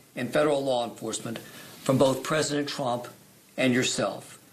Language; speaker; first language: English; native; English